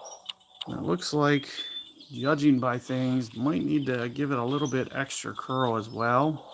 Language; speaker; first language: English; native; English